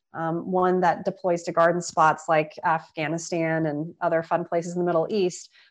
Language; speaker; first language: English; native; English